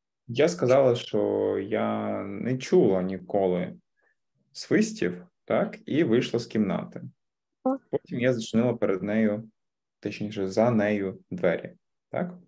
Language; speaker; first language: Ukrainian; native; Ukrainian